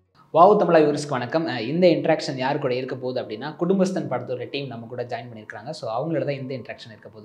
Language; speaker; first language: Tamil; native; Tamil